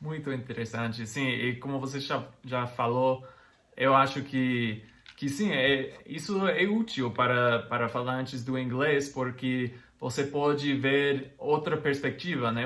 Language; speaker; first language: Portuguese; non-native, fluent; English